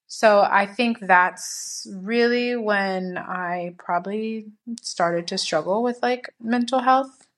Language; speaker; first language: English; native; English